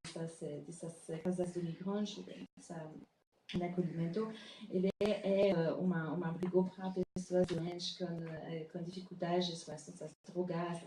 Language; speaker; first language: Portuguese; non-native, fluent; French